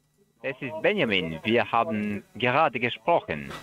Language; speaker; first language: German; non-native, learner; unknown